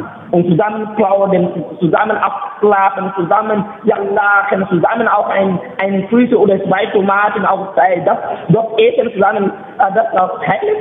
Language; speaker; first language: German; non-native, learner; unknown